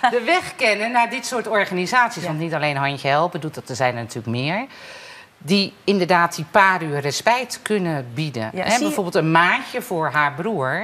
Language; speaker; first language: Dutch; native; Dutch